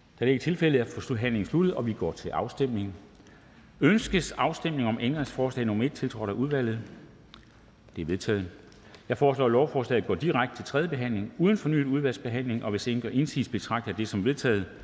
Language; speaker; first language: Danish; native; Danish